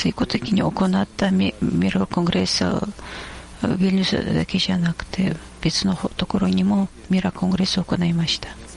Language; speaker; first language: Japanese; non-native, fluent; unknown